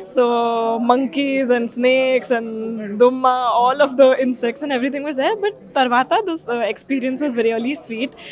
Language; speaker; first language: Telugu; non-native, learner; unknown